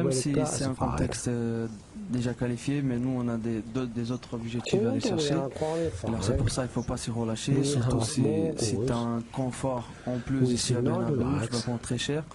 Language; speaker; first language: French; non-native, fluent; Portuguese